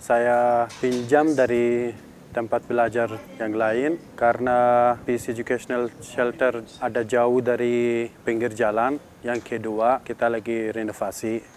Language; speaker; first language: Indonesian; non-native, learner; Persian